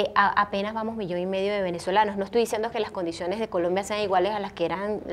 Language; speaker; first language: Spanish; native; Spanish